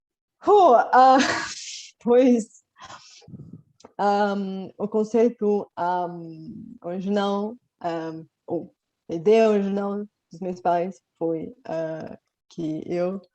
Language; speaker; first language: Portuguese; non-native, fluent; Bulgarian